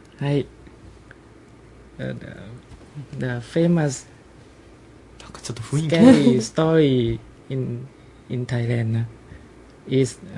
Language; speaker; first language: English; non-native, learner; Thai